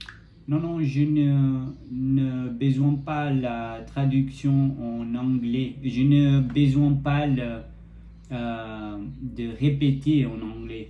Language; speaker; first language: French; non-native, learner; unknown